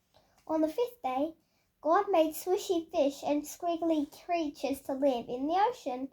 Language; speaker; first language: English; native; English